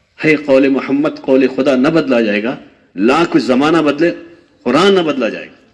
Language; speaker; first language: Urdu; native; Urdu